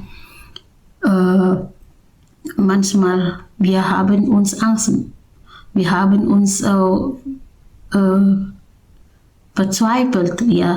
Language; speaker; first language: German; non-native, learner; Indonesian